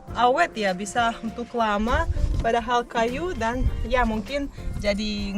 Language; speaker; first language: Indonesian; non-native, fluent; Russian